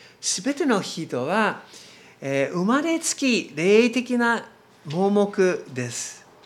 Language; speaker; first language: Japanese; non-native, learner; English